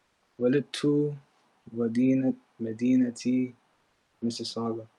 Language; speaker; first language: Arabic; non-native, learner; English